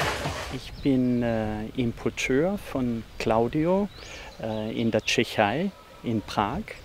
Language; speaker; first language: German; non-native, fluent; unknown